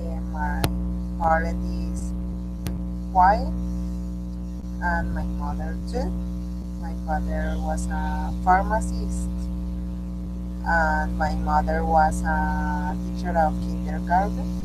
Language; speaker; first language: English; non-native, learner; Spanish